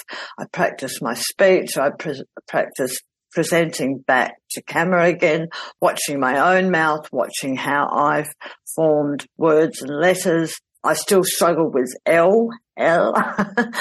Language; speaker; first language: English; native; English